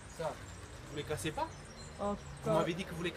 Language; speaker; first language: French; native; French